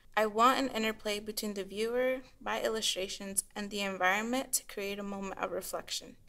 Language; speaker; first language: English; native; English